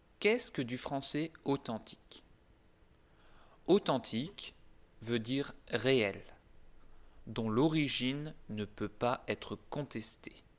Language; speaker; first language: French; native; French